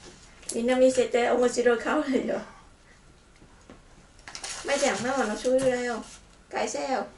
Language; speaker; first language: Japanese; non-native, learner; Vietnamese